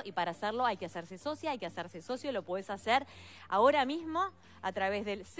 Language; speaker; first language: Spanish; native; Spanish